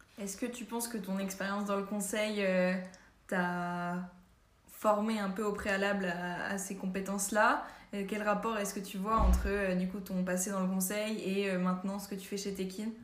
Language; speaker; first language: French; native; French